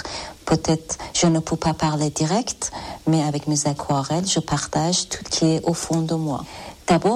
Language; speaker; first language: French; non-native, fluent; Persian